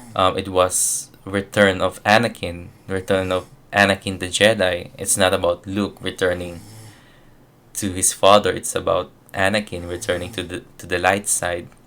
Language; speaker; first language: English; non-native, local second language; Filipino